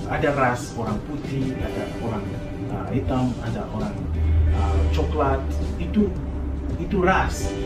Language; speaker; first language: Indonesian; non-native, fluent; Nyanja